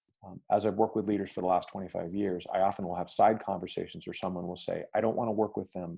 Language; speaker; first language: English; native; English